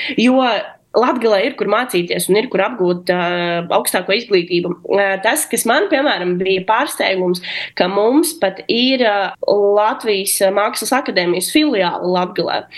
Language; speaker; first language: Latvian; non-native, local second language; Russian